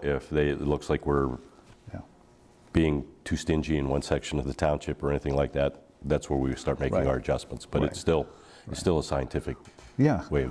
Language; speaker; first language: English; native; English